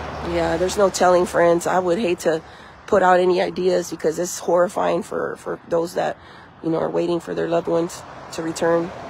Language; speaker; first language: English; early bilingual, other home language; Spanish